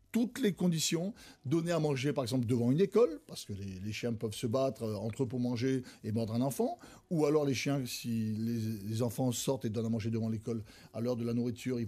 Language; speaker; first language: French; native; French